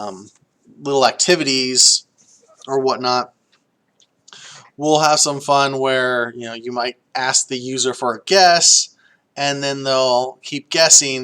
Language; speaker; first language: English; native; English